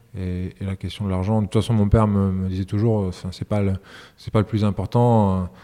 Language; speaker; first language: French; early bilingual, other home language; Serbian